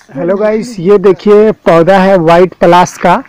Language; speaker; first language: Hindi; native; Hindi